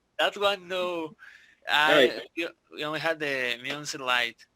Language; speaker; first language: English; non-native, learner; Spanish